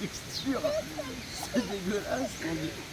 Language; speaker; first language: French; native; French